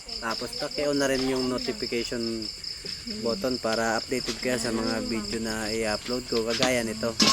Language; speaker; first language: Filipino; non-native, local second language; Bikol